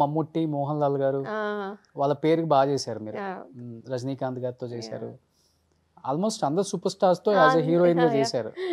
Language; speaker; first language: Telugu; native; Telugu